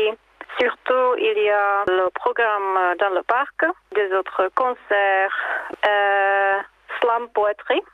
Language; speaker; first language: French; non-native, learner; Czech